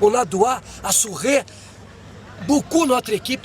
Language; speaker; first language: French; non-native, fluent; Portuguese